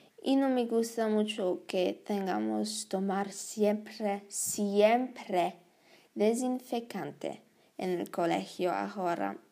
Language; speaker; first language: Spanish; non-native, learner; German